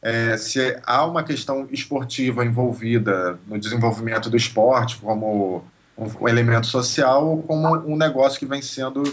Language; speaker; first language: Portuguese; native; Portuguese